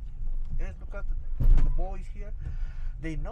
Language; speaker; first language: English; non-native, learner; Spanish